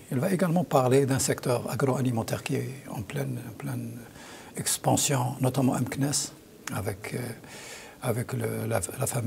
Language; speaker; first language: French; non-native, local second language; Arabic